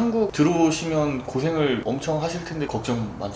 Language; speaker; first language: Korean; native; Korean